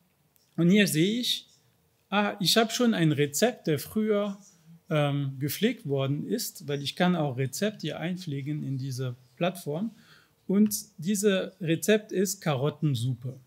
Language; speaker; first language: German; non-native, fluent; French